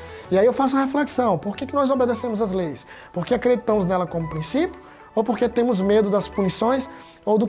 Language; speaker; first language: Portuguese; native; Portuguese